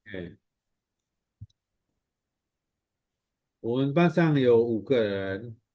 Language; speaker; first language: Chinese; non-native, fluent; Indonesian